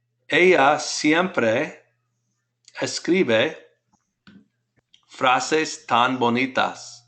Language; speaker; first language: Spanish; non-native, fluent; English